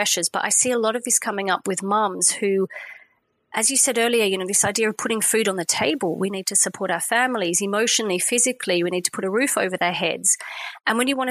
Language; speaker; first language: English; native; English